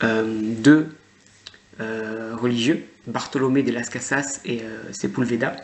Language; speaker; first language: French; native; French